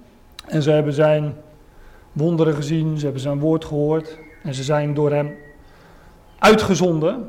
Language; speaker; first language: Dutch; native; Dutch